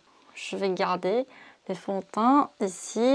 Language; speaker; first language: French; non-native, fluent; Korean